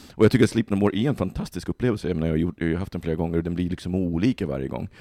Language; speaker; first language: Swedish; native; Swedish